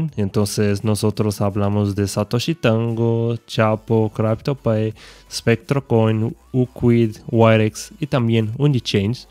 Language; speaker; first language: Spanish; non-native, fluent; Portuguese